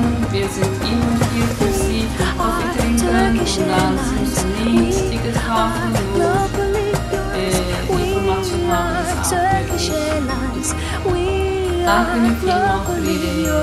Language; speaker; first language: German; non-native, fluent; Turkish